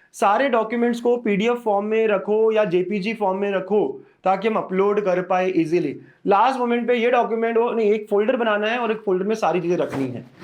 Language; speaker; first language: Hindi; native; Hindi